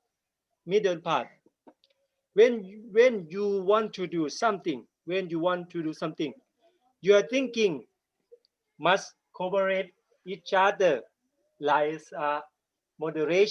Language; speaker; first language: English; non-native, learner; Thai